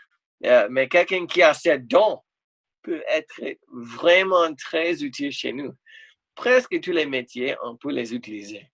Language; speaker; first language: French; non-native, fluent; English